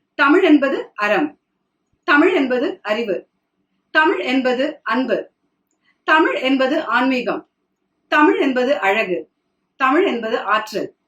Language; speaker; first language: Tamil; non-native, local second language; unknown